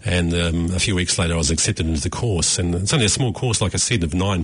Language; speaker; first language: English; native; English